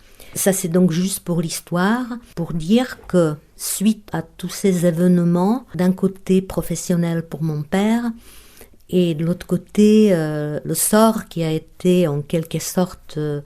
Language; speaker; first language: French; non-native, fluent; Czech